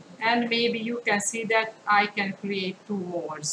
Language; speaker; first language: English; non-native, fluent; Hungarian